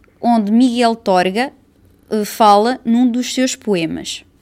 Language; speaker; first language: Portuguese; native; Portuguese